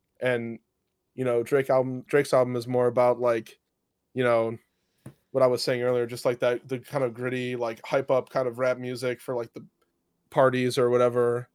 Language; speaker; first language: English; native; English